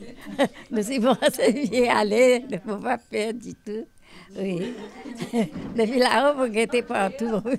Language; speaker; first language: French; non-native, learner; Morisyen